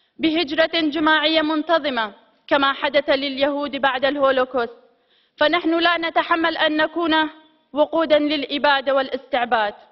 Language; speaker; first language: Arabic; non-native, local second language; Kurdish